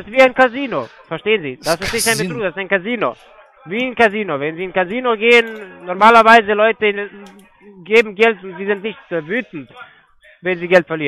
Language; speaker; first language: German; non-native, fluent; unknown